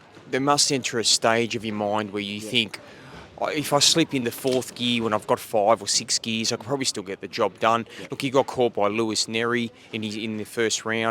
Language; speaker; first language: English; native; English